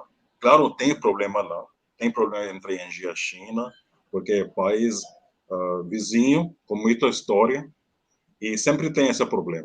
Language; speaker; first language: Portuguese; non-native, learner; Hindi